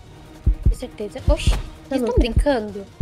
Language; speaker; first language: Portuguese; native; Portuguese